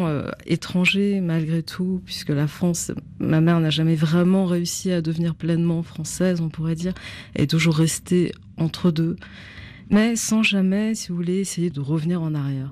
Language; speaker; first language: French; native; French